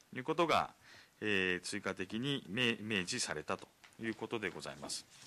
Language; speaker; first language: Japanese; native; Japanese